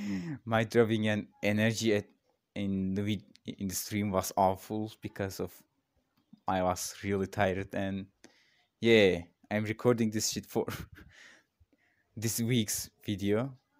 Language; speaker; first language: English; non-native, learner; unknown